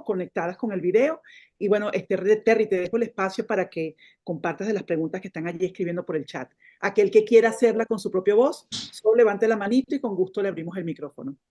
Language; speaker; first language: Spanish; native; Spanish